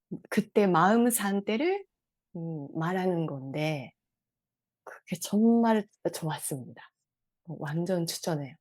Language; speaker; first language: Korean; non-native, fluent; Japanese